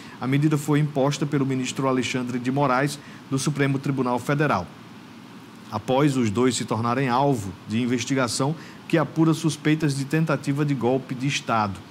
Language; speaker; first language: Portuguese; native; Portuguese